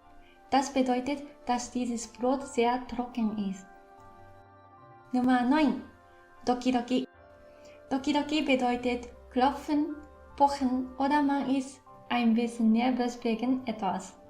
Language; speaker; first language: German; non-native, fluent; Japanese